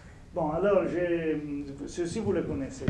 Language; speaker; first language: French; non-native, fluent; Italian